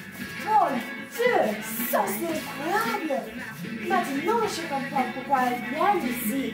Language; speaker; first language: French; non-native, learner; English